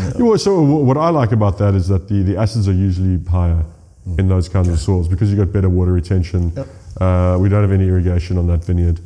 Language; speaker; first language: English; native; English